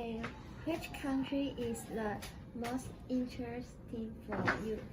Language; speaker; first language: English; non-native, learner; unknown